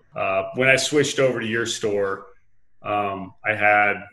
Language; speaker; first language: English; native; English